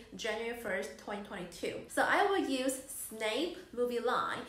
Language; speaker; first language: English; non-native, fluent; Chinese